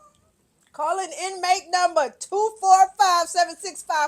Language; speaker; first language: English; native; English